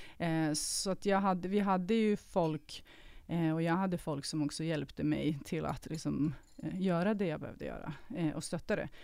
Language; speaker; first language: Swedish; early bilingual, other home language; Serbian